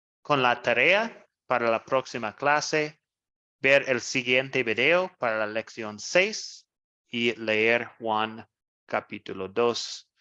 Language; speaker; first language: Spanish; non-native, fluent; English